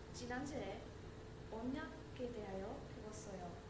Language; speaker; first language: Korean; non-native, learner; English